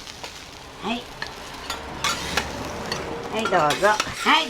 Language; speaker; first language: Japanese; native; Japanese